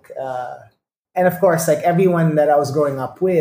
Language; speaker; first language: English; non-native, local second language; Filipino